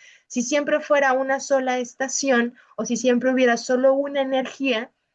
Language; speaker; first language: Spanish; native; Spanish